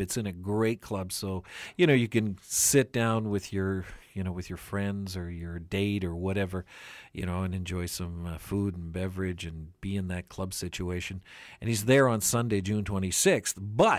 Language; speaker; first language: English; non-native, fluent; Ukrainian